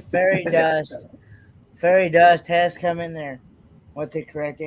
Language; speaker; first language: English; native; English